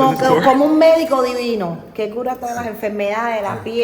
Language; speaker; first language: Spanish; native; Spanish